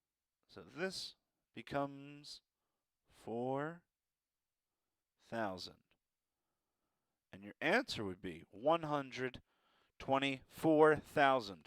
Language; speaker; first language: English; native; English